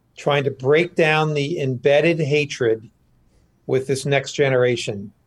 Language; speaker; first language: English; native; English